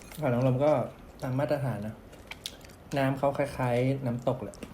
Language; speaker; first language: Thai; native; Thai